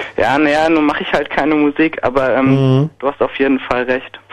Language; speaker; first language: German; native; German